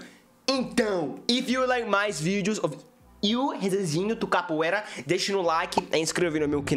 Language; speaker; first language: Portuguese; non-native, learner; English